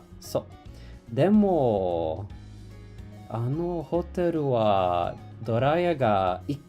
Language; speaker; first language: Japanese; non-native, learner; English